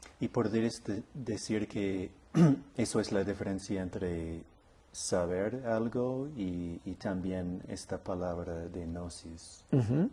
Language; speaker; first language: Spanish; non-native, learner; English